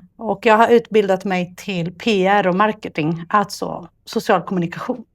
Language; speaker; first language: Swedish; non-native, fluent; Portuguese